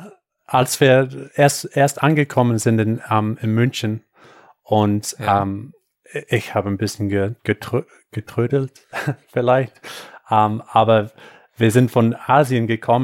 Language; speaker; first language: German; non-native, fluent; English